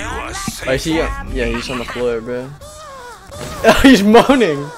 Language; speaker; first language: English; native; English